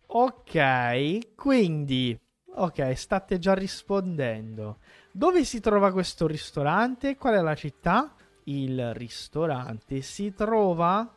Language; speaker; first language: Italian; non-native, fluent; Portuguese